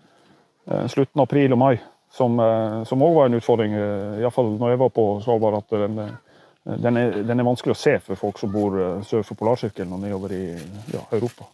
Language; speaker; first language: Norwegian; native; Norwegian